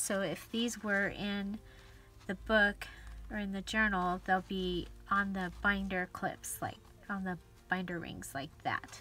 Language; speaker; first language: English; native; English